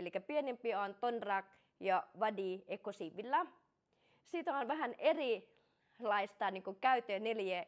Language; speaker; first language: Finnish; non-native, learner; Thai